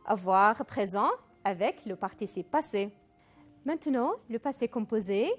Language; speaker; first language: French; non-native, fluent; Arabic